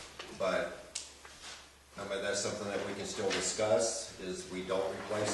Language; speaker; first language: English; native; English